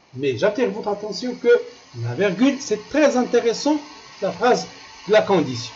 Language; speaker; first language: French; non-native, local second language; Arabic